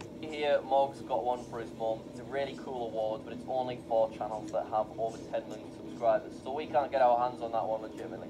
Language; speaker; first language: English; native; English